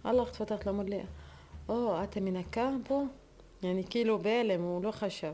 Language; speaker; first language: Hebrew; non-native, learner; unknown